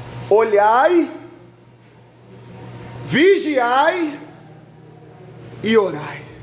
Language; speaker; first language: Portuguese; native; Portuguese